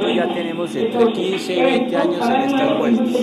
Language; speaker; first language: Spanish; native; Spanish